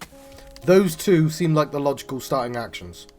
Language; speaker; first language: English; native; English